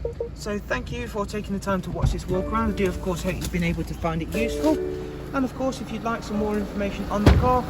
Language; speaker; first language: English; native; English